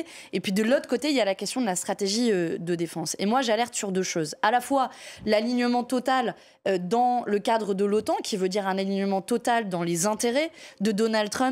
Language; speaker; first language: French; native; French